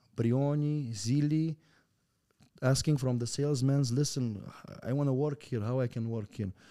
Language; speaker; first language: English; non-native, fluent; Russian